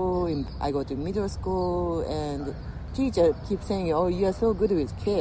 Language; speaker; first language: English; non-native, fluent; Japanese